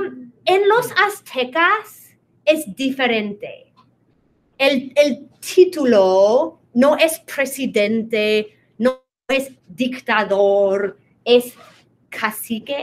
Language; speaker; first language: Spanish; non-native, fluent; English